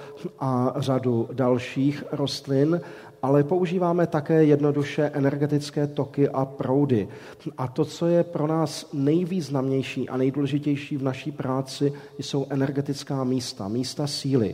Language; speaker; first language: Czech; native; Czech